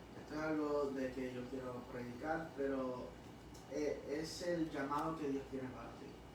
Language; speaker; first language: Spanish; early bilingual, heritage; Spanish